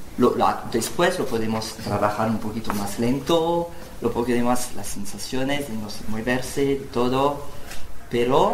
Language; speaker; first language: Spanish; non-native, learner; French